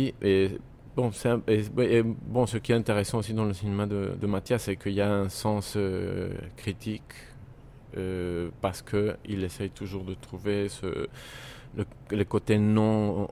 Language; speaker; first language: French; non-native, fluent; Spanish